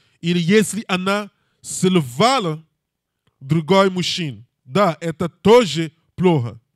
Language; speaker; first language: Russian; non-native, learner; English